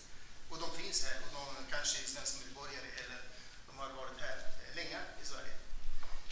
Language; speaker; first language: Swedish; non-native, fluent; Arabic